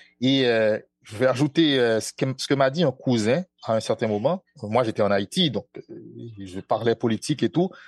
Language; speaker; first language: French; non-native, local second language; Haitian Creole